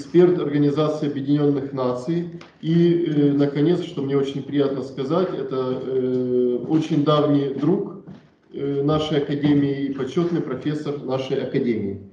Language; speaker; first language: Russian; native; Russian